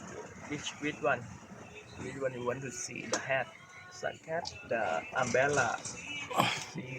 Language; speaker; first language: English; non-native, learner; Thai